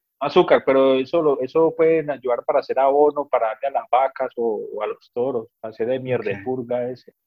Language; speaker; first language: Spanish; native; Spanish